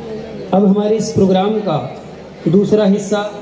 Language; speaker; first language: Hindi; native; Hindi